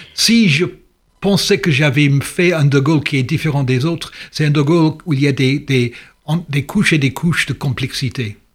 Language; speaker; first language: French; non-native, fluent; English